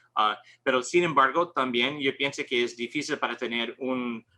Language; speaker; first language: Spanish; non-native, learner; English